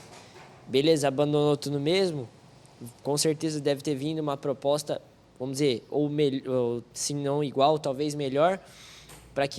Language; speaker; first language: Portuguese; native; Portuguese